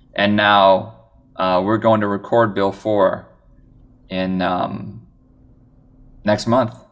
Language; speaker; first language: English; native; English